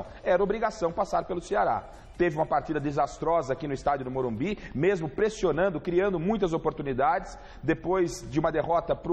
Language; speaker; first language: Portuguese; native; Portuguese